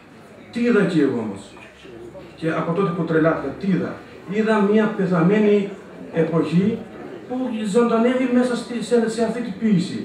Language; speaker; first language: Greek; non-native, fluent; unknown